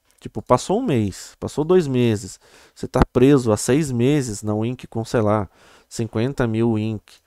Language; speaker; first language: Portuguese; native; Portuguese